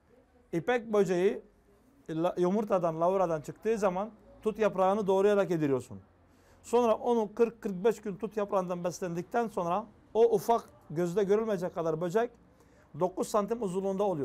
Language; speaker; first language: Turkish; native; Turkish